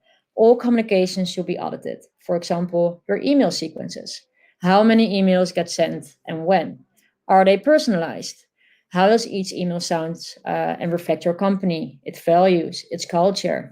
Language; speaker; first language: English; non-native, fluent; Dutch